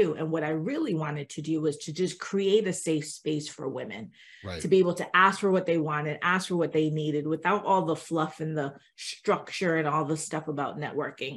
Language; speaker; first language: English; native; English